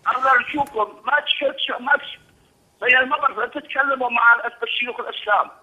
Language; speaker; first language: Arabic; non-native, local second language; Assyrian Neo-Aramaic